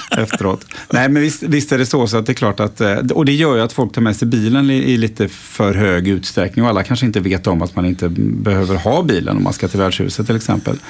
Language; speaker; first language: Swedish; native; Swedish